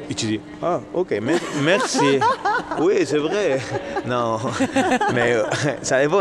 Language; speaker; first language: French; non-native, learner; Spanish